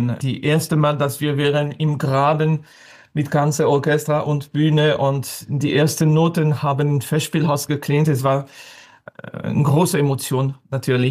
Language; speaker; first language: German; non-native, learner; French